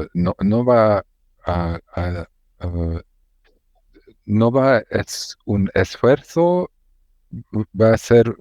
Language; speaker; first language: Spanish; non-native, learner; Hungarian